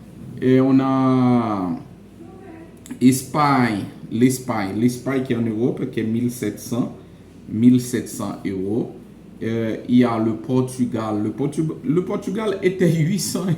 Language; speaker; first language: French; non-native, local second language; Haitian Creole